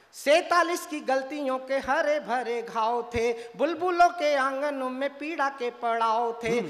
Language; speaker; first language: Hindi; native; Hindi